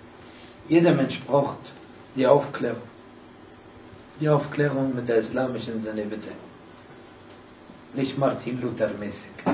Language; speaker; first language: German; non-native, fluent; Arabic